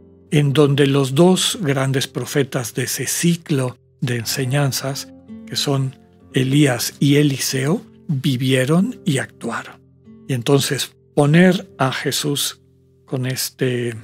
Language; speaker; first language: Spanish; native; Spanish